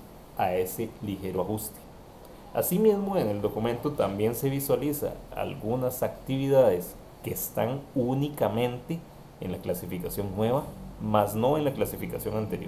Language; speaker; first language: Spanish; native; Spanish